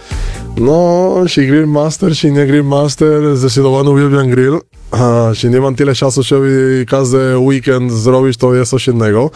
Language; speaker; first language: Polish; non-native, learner; Spanish